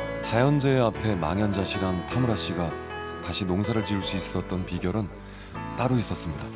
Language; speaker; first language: Korean; native; Korean